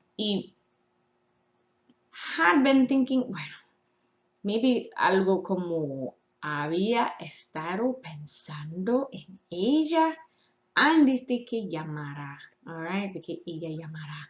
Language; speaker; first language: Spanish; non-native, fluent; English